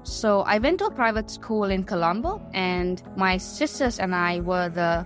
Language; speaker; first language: English; non-native, local second language; Sinhala